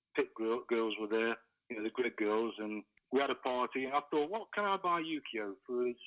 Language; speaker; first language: English; native; English